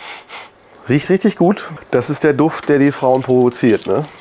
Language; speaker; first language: German; native; German